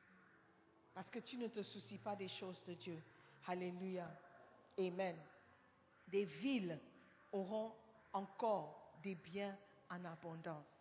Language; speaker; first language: French; non-native, fluent; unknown